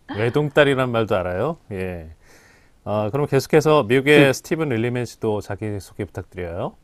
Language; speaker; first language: Korean; native; Korean